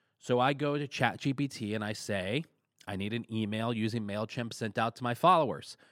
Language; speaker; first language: English; native; English